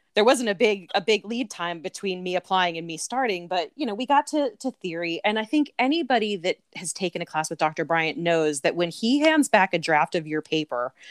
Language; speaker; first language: English; native; English